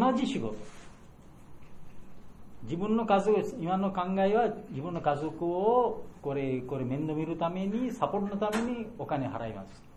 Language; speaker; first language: Japanese; non-native, learner; Bangla